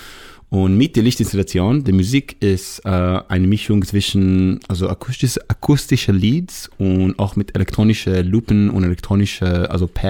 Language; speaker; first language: German; non-native, learner; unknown